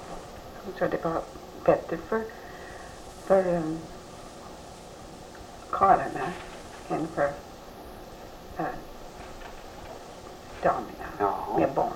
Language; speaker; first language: Swedish; early bilingual, heritage; Swedish